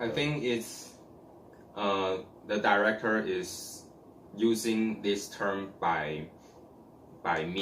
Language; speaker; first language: English; non-native, learner; Chinese